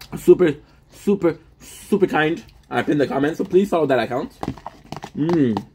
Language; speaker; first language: English; non-native, fluent; French